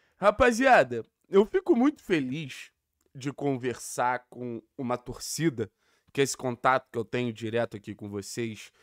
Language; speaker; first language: Portuguese; native; Portuguese